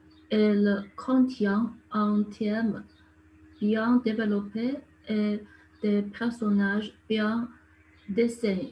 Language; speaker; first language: French; non-native, learner; Chinese